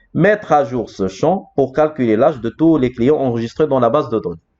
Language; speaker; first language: French; non-native, local second language; Arabic